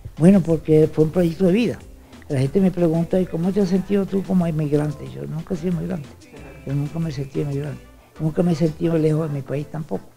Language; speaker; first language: Spanish; native; Spanish